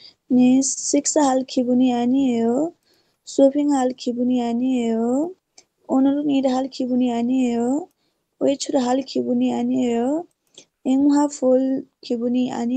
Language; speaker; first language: Korean; non-native, learner; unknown